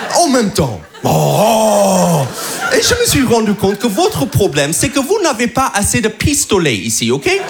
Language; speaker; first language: French; non-native, fluent; English